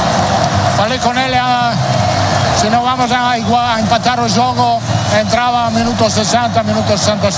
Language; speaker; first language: Portuguese; non-native, learner; Italian